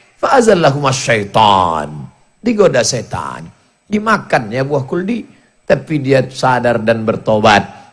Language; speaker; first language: Indonesian; native; Indonesian